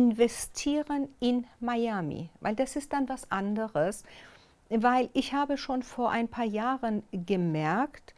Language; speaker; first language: German; non-native, fluent; Persian